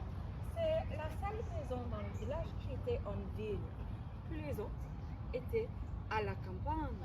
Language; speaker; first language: French; non-native, local second language; English